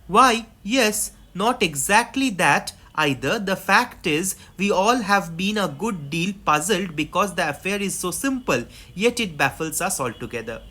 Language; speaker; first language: English; non-native, local second language; Bangla